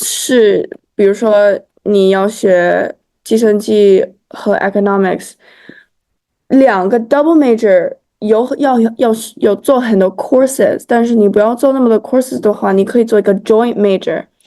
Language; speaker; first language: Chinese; early bilingual, heritage; Chinese